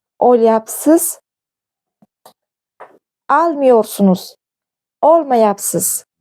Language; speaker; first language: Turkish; non-native, fluent; Uzbek